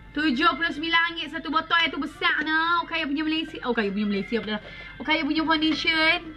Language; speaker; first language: Malay; native; Malay